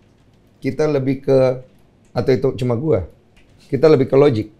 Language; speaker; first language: Indonesian; native; Indonesian